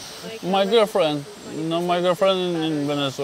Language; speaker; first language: English; non-native, learner; Persian